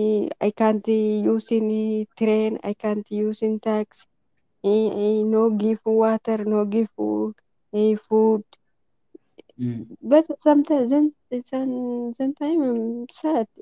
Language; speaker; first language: English; non-native, learner; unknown